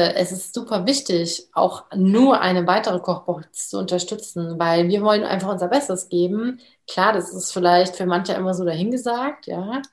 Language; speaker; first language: German; native; German